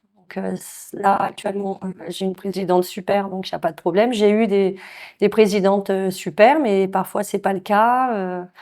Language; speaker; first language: French; native; French